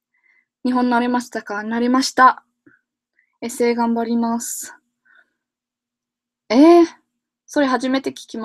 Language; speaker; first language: Japanese; non-native, fluent; English